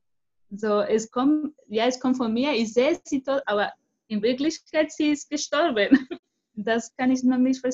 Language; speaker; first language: German; non-native, fluent; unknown